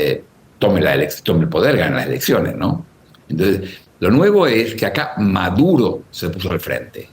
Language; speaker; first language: Spanish; native; Spanish